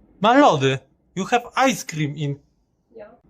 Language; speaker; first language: English; non-native, learner; Polish